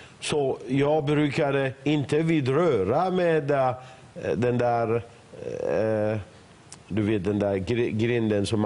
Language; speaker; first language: Swedish; non-native, fluent; Persian